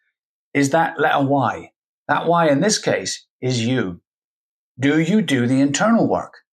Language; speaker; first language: English; native; English